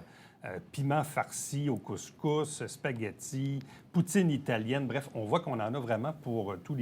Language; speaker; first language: French; native; French